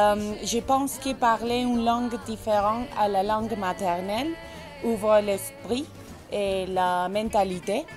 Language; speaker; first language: French; non-native, fluent; Spanish